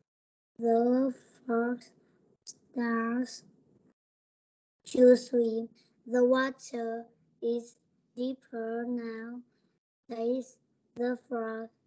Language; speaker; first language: English; non-native, learner; Vietnamese